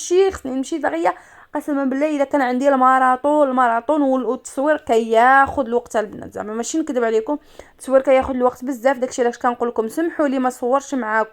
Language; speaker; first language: Arabic; native; Arabic